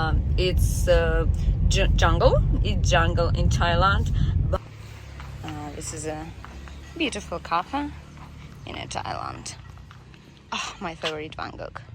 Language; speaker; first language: English; non-native, learner; Russian